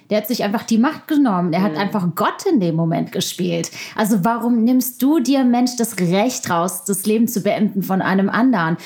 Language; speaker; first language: German; early bilingual, other home language; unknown